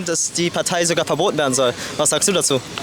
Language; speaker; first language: German; native; German